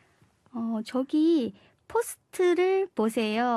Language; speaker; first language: Korean; non-native, fluent; Chinese